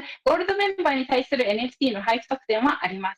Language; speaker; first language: Japanese; native; Japanese